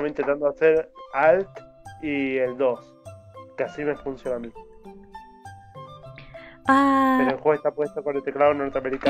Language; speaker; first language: Spanish; native; Spanish